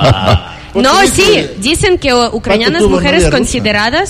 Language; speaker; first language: Spanish; non-native, fluent; Ukrainian